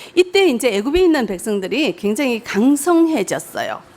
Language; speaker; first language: Korean; native; Korean